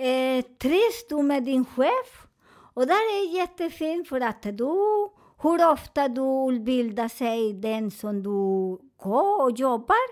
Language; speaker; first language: Swedish; non-native, learner; Spanish